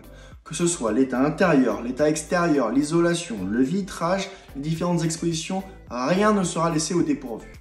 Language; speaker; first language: French; native; French